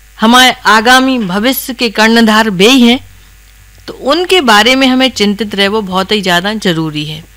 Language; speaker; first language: Hindi; native; Hindi